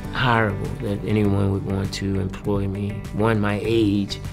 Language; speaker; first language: English; native; English